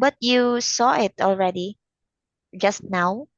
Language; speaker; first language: English; non-native, fluent; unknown